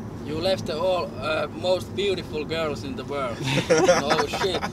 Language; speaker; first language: English; non-native, learner; Finnish